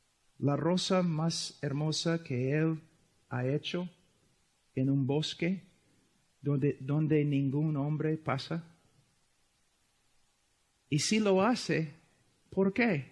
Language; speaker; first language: Spanish; non-native, fluent; English